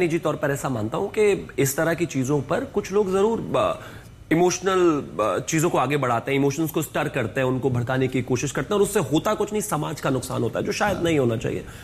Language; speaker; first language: Hindi; native; Hindi